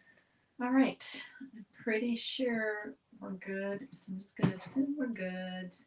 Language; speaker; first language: English; native; English